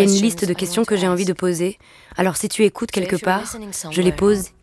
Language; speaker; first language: French; native; French